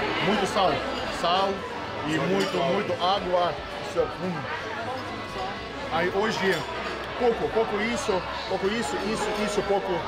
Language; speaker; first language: Portuguese; non-native, learner; Russian